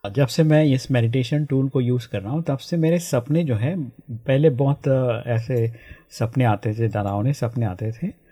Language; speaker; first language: Hindi; native; Hindi